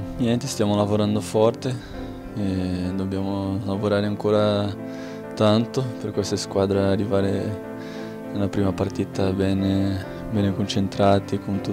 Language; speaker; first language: Italian; non-native, fluent; Portuguese